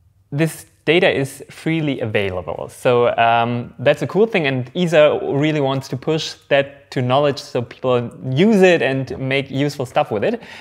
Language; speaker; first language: English; non-native, fluent; German